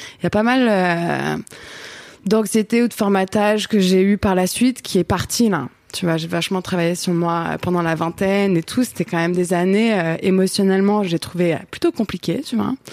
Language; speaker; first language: French; native; French